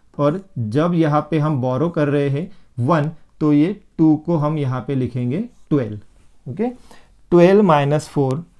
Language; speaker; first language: Hindi; non-native, local second language; Marathi